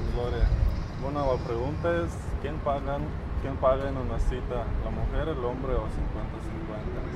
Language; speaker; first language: Spanish; non-native, fluent; Russian